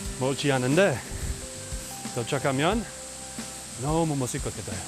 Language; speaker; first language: Korean; non-native, learner; Dutch